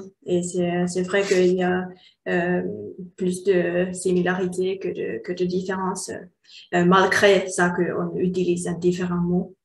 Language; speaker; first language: French; non-native, learner; Finnish